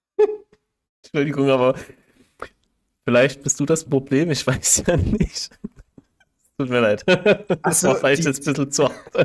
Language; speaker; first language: German; native; German